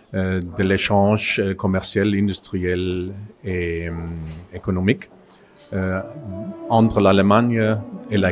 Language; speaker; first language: French; non-native, fluent; German